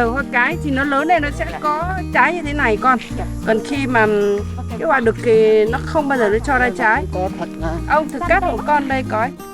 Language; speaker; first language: Vietnamese; native; Vietnamese